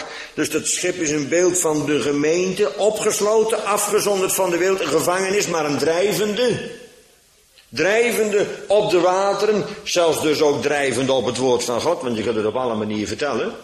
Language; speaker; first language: Dutch; native; Dutch